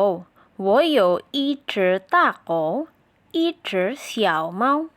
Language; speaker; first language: Chinese; non-native, fluent; Indonesian